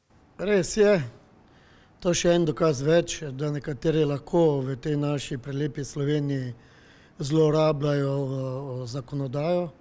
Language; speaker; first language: Slovenian; native; Slovenian